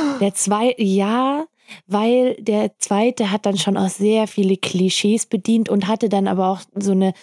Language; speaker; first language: German; native; German